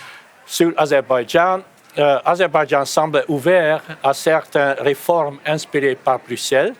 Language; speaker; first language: French; non-native, fluent; Hungarian